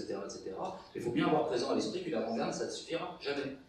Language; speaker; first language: French; native; French